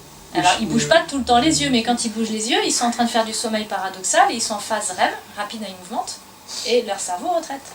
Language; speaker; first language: French; native; French